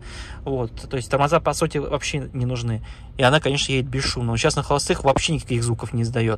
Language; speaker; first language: Russian; native; Russian